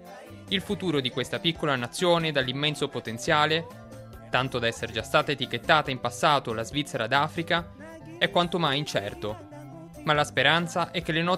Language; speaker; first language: Italian; native; Italian